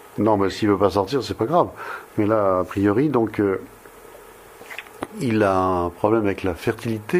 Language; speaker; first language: French; native; French